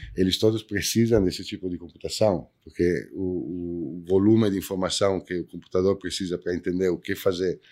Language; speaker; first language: Portuguese; non-native, fluent; Italian